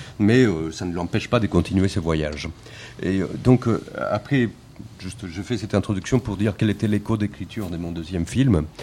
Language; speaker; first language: French; non-native, fluent; Spanish